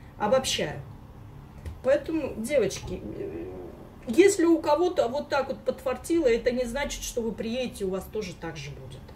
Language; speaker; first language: Russian; native; Russian